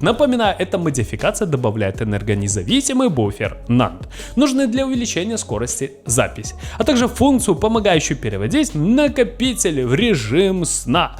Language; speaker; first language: Russian; native; Russian